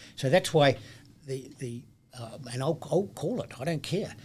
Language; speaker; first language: English; native; English